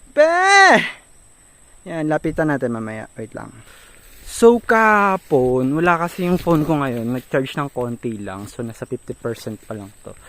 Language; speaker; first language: Filipino; non-native, local second language; Bikol